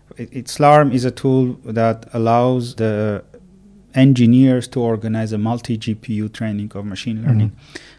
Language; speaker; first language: English; non-native, fluent; Armenian